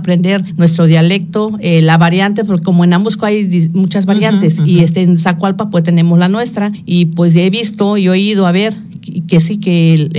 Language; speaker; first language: Spanish; non-native, local second language; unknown